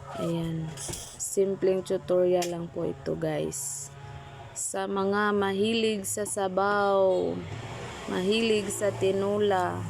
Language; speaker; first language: Filipino; non-native, local second language; Cebuano